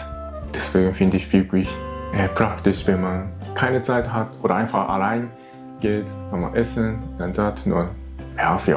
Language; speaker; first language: German; non-native, fluent; Japanese